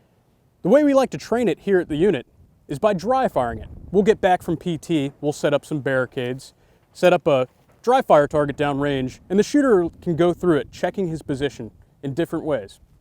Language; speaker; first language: English; native; English